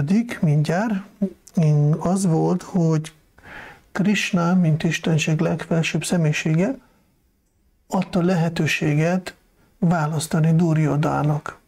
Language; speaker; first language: Hungarian; non-native, fluent; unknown